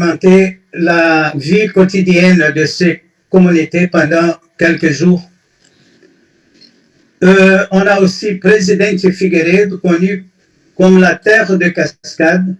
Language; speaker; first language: French; non-native, fluent; Portuguese